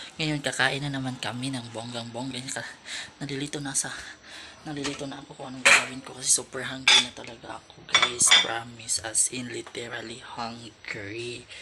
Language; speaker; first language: Filipino; non-native, local second language; Cebuano